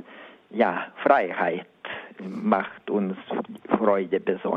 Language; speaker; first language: German; non-native, learner; Lithuanian